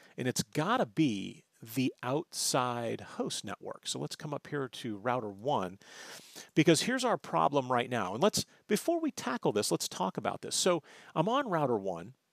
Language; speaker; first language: English; native; English